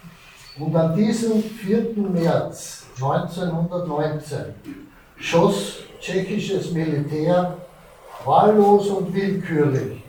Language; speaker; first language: German; native; German